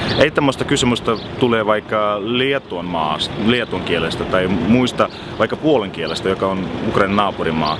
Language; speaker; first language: Finnish; non-native, fluent; Ukrainian